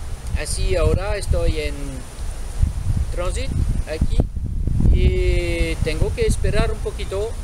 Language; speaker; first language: Spanish; non-native, fluent; French